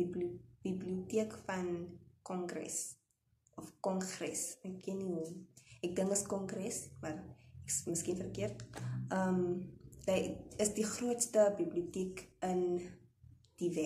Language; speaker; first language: Afrikaans; non-native, local second language; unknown